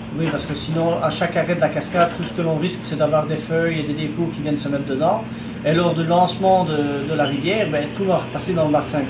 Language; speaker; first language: French; native; French